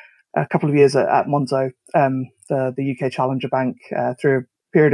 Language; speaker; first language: English; native; English